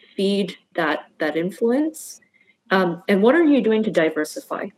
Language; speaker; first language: English; native; English